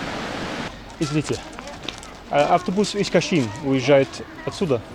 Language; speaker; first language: Russian; non-native, fluent; English